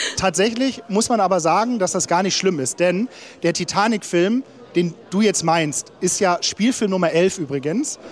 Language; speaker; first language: German; native; German